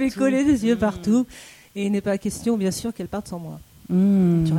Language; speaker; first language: French; native; French